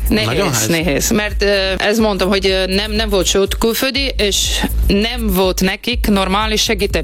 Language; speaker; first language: Hungarian; non-native, learner; Portuguese